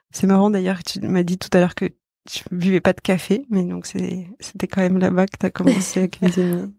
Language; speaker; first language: French; native; French